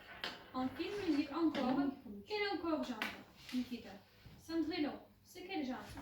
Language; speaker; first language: French; non-native, fluent; Ukrainian